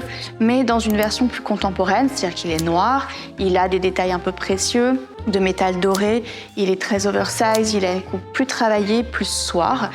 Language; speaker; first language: French; native; French